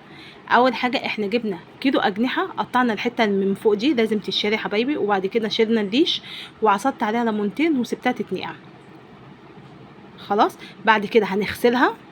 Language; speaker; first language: Arabic; native; Arabic